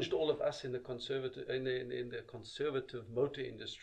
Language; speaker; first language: English; native; English